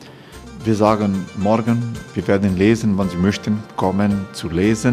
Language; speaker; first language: German; non-native, fluent; Croatian